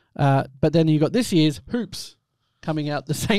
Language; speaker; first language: English; native; English